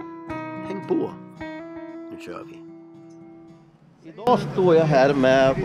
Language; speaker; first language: Swedish; native; Swedish